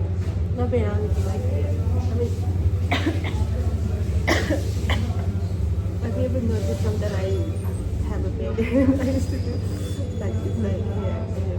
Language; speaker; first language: English; non-native, learner; Tibetan